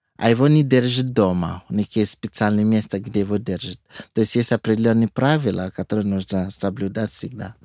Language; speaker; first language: Russian; non-native, fluent; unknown